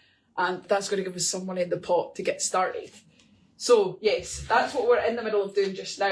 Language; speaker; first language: English; native; English